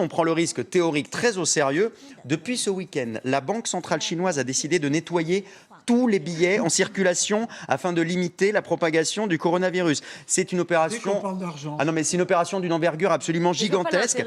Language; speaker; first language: French; native; French